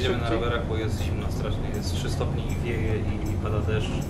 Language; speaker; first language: Polish; native; Polish